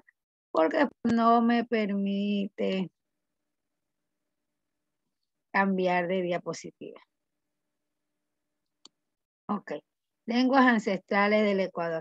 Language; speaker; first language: Spanish; native; Spanish